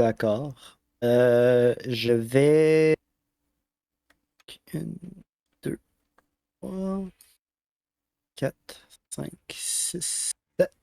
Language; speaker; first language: French; native; French